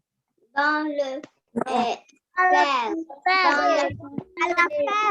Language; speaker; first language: French; non-native, learner; Arabic